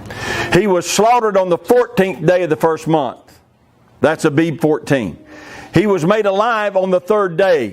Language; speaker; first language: English; native; English